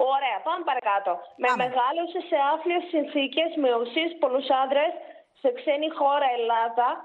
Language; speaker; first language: Greek; early bilingual, other home language; Russian